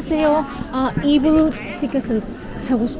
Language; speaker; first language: Korean; non-native, learner; Japanese